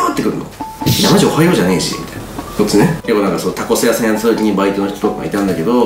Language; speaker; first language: Japanese; native; Japanese